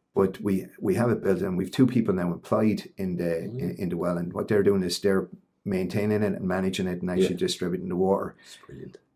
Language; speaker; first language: English; native; English